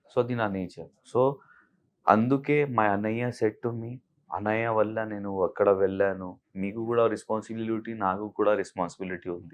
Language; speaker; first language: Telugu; non-native, local second language; Hindi